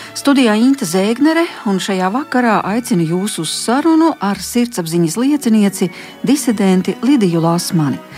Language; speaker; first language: Latvian; native; Latvian